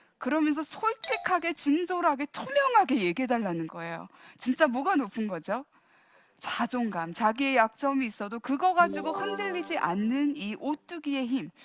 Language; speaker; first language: Korean; early bilingual, heritage; Korean